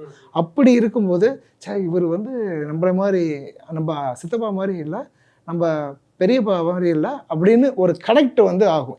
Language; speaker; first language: Tamil; native; Tamil